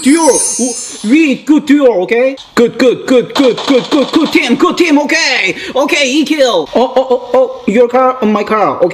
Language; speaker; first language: English; non-native, learner; Korean